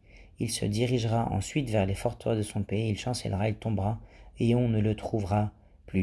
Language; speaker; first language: French; native; French